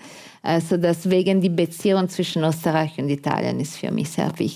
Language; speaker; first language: German; non-native, fluent; Italian